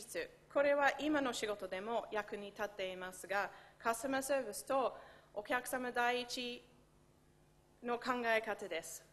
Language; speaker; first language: Japanese; non-native, fluent; English